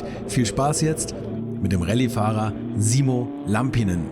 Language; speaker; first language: German; native; German